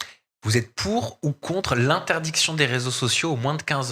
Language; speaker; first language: French; native; French